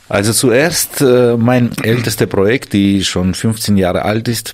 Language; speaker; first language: German; non-native, fluent; Armenian